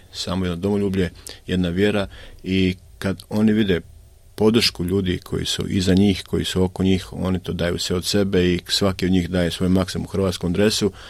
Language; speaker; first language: Croatian; native; Croatian